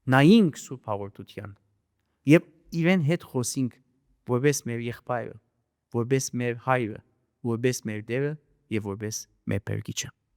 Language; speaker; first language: Armenian; early bilingual, heritage; Armenian